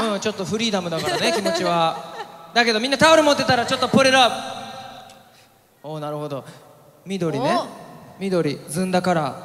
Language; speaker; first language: Japanese; early bilingual, heritage; Japanese